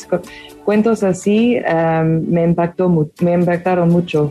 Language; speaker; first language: Spanish; non-native, fluent; English